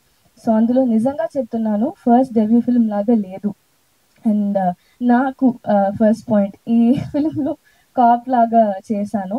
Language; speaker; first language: Telugu; non-native, learner; Tamil